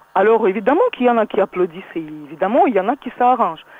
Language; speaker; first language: French; non-native, fluent; Russian